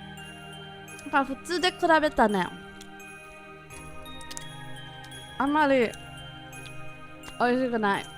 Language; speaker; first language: Japanese; non-native, learner; English